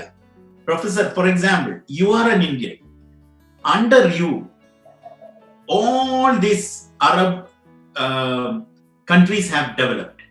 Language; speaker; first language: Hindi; non-native, local second language; Malayalam